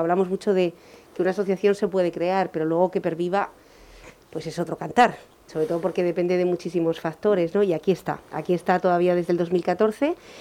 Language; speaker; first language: Spanish; native; Spanish